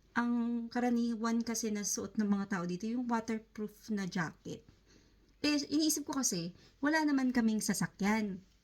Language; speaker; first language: Filipino; native; Filipino